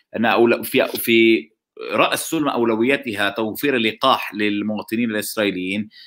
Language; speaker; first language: Arabic; non-native, fluent; Hebrew